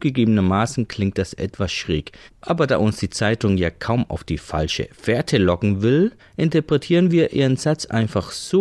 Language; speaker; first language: German; native; German